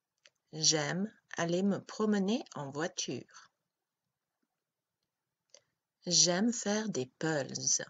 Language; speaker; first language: French; non-native, learner; English